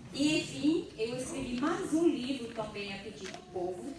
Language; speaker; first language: Portuguese; non-native, fluent; French